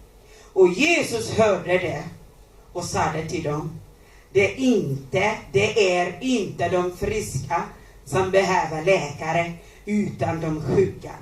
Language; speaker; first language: Swedish; non-native, learner; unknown